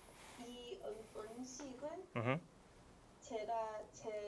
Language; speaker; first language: Korean; non-native, learner; English